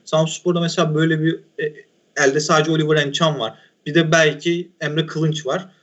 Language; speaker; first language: Turkish; native; Turkish